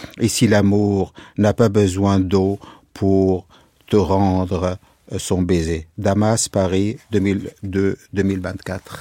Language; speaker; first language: French; non-native, fluent; Kurdish